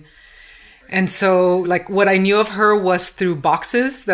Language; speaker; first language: English; early bilingual, other home language; Spanish